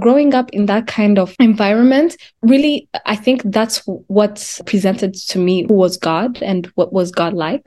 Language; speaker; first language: English; non-native, local second language; Kinyarwanda